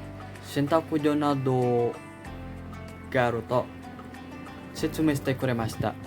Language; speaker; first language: Japanese; non-native, learner; Indonesian